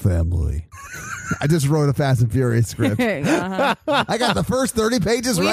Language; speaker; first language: English; native; English